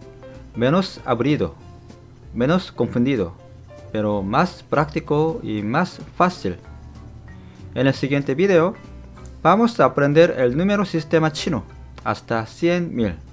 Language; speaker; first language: Spanish; non-native, fluent; Korean